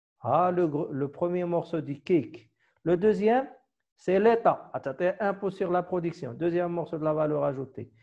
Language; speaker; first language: French; non-native, local second language; Arabic